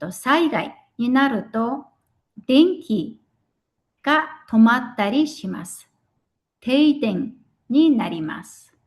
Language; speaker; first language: Japanese; non-native, fluent; Mongolian